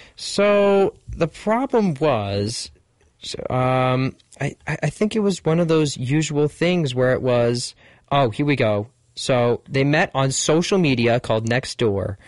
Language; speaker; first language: English; native; English